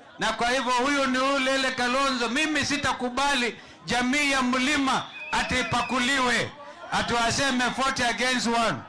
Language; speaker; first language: Swahili; non-native, local second language; Kamba